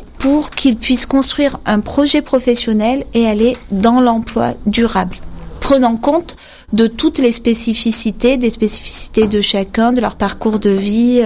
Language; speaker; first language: French; native; French